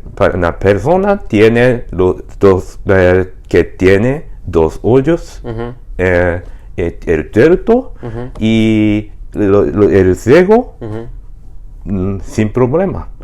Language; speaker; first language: Spanish; non-native, learner; Japanese